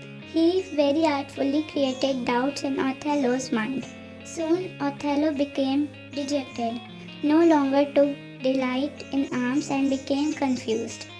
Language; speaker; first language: English; non-native, local second language; Hindi